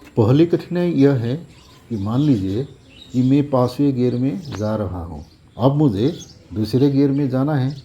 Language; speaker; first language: Hindi; non-native, local second language; Assamese